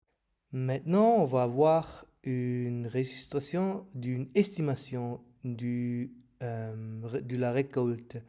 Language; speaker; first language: French; non-native, learner; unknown